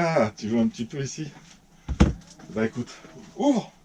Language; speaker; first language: French; native; French